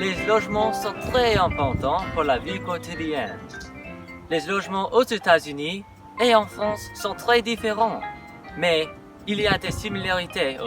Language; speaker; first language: French; non-native, learner; English